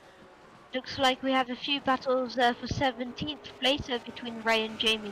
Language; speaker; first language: English; native; English